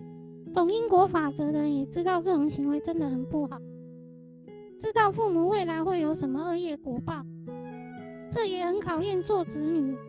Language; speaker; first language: Chinese; native; Chinese